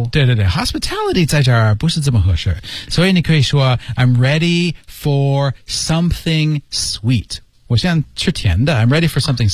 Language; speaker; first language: Chinese; non-native, learner; English